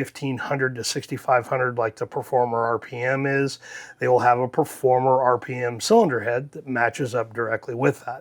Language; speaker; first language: English; native; English